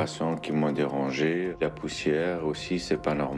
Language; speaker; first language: French; non-native, fluent; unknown